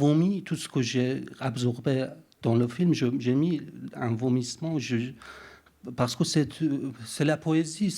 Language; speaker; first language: French; non-native, fluent; Persian